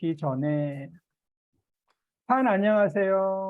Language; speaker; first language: Korean; native; Korean